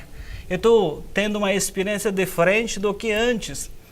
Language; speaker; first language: Portuguese; non-native, fluent; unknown